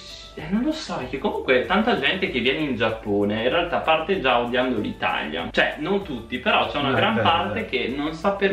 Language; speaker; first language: Italian; native; Italian